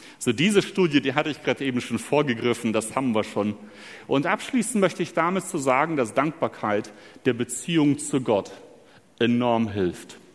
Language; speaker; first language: German; early bilingual, other home language; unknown